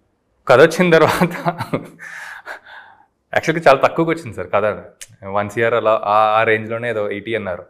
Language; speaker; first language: Telugu; native; Telugu